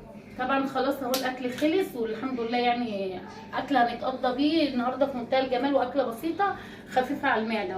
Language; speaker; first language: Arabic; native; Arabic